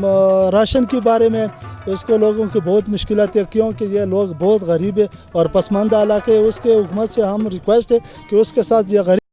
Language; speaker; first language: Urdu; non-native, local second language; Pashto